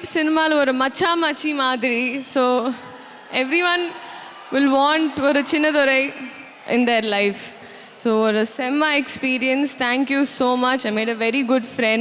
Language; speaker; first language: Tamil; non-native, learner; Telugu